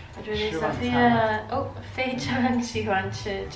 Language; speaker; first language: Chinese; non-native, learner; English